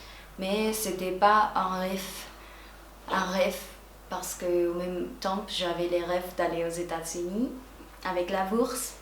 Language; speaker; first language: French; non-native, fluent; Spanish